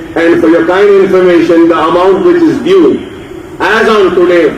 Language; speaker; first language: English; non-native, local second language; Urdu